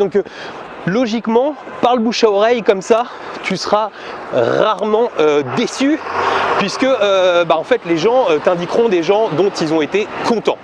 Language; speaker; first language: French; native; French